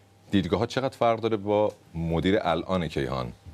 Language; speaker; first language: Persian; native; Persian